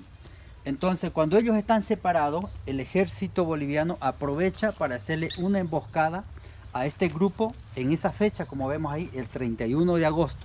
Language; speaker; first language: Spanish; native; Spanish